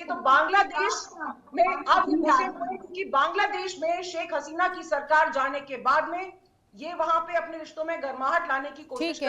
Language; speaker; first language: Hindi; native; Hindi